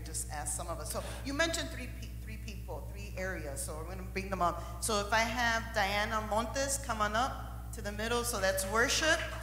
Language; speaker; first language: English; early bilingual, other home language; Spanish